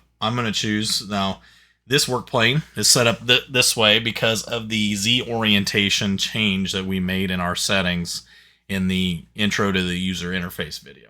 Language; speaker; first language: English; native; English